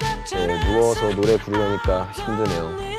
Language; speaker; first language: Korean; native; Korean